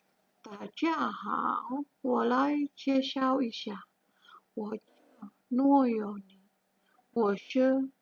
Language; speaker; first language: Chinese; non-native, learner; Indonesian